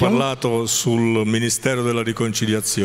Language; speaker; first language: Italian; native; Italian